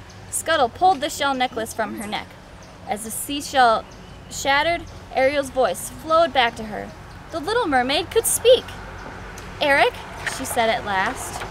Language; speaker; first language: English; native; English